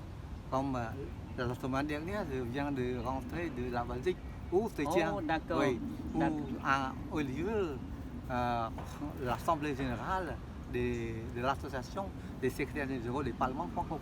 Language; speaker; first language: French; non-native, fluent; Khmer